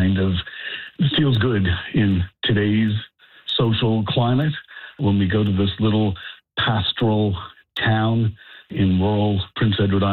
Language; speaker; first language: English; native; English